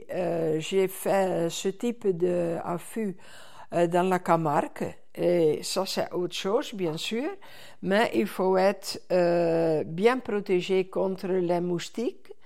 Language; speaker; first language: French; non-native, fluent; Dutch